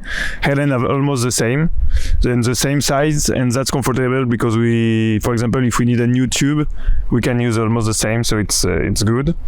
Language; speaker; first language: English; non-native, learner; French